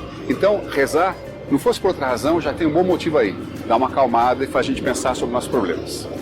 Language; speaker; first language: Portuguese; native; Portuguese